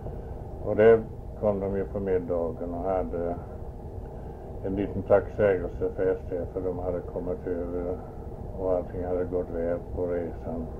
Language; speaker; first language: Swedish; early bilingual, heritage; Swedish